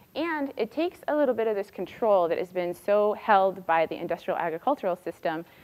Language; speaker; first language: English; native; English